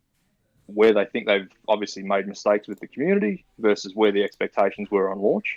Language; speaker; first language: English; native; English